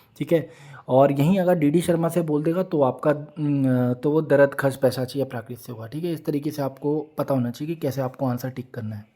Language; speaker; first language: Hindi; native; Hindi